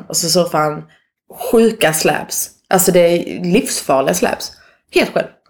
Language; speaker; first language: Swedish; native; Swedish